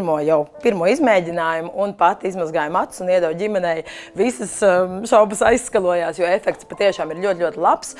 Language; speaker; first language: Latvian; native; Latvian